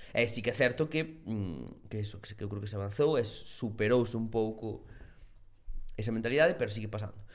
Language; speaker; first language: Galician; native; Galician